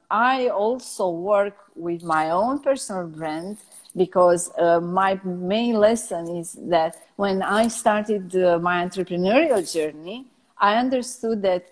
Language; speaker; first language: English; non-native, fluent; Romanian